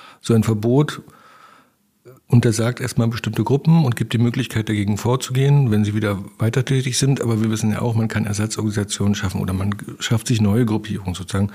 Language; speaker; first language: German; native; German